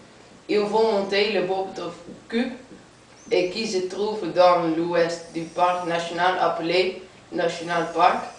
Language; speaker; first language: French; non-native, learner; Dutch